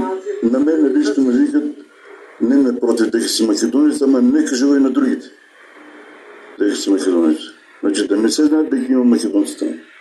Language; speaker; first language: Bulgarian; non-native, local second language; Macedonian